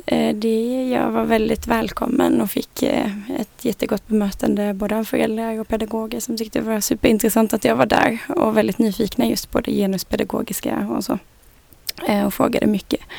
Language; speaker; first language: Swedish; native; Swedish